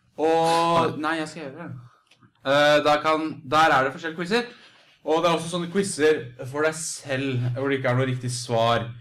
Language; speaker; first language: Norwegian; native; Norwegian